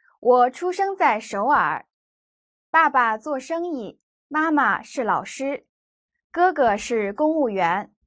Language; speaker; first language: Chinese; non-native, fluent; Korean